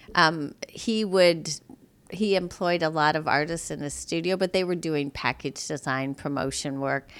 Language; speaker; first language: English; native; English